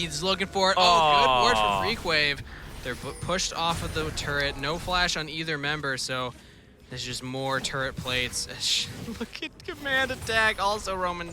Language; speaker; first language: English; native; English